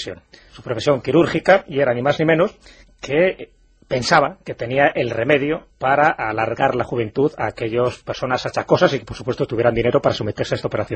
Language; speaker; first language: Spanish; native; Spanish